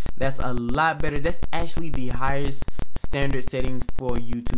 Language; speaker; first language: English; native; English